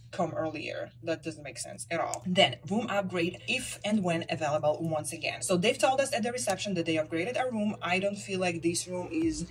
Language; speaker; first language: English; non-native, fluent; Hebrew